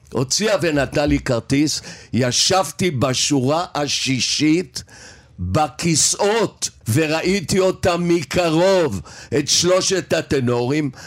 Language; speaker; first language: Hebrew; native; Hebrew